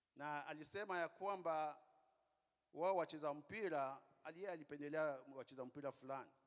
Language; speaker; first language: Swahili; non-native, local second language; Lingala